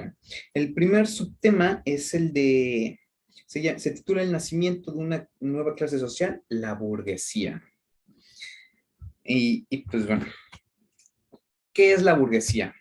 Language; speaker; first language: Spanish; native; Spanish